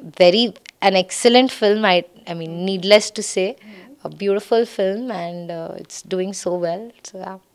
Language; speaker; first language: Hindi; native; Hindi